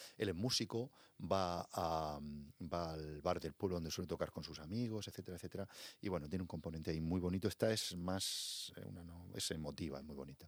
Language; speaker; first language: Spanish; native; Spanish